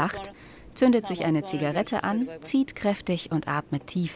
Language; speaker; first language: German; native; German